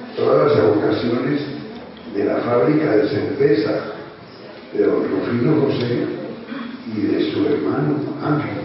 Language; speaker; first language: Spanish; native; Spanish